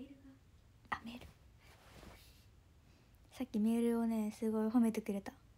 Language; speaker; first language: Japanese; native; Japanese